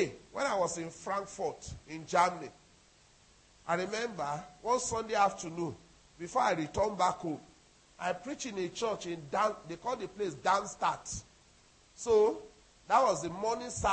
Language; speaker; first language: English; non-native, local second language; Yoruba